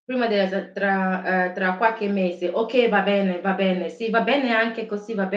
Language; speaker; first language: Italian; non-native, learner; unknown